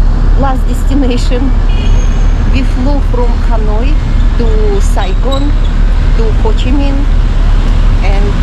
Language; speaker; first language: English; non-native, fluent; Russian